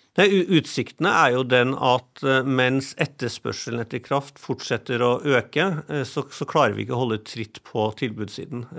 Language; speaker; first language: Norwegian; non-native, fluent; German